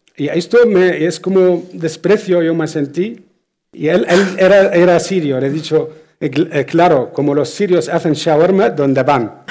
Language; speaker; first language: Spanish; non-native, fluent; Arabic